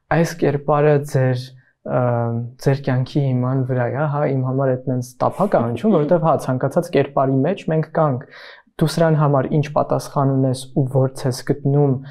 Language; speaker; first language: Armenian; native; Armenian